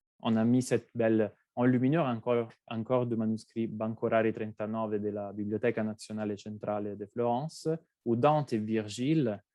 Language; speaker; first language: French; non-native, fluent; Italian